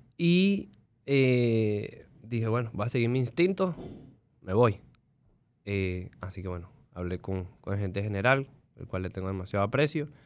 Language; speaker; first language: Spanish; native; Spanish